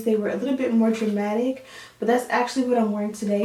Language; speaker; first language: English; native; English